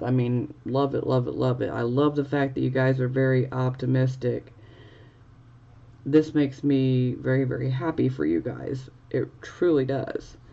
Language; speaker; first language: English; native; English